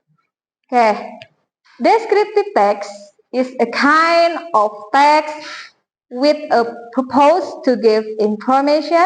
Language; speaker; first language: English; non-native, learner; Indonesian